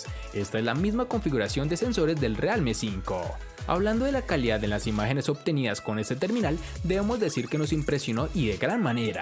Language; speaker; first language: Spanish; native; Spanish